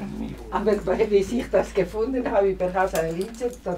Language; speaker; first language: German; non-native, fluent; Spanish